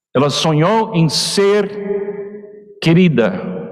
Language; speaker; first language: Portuguese; non-native, fluent; English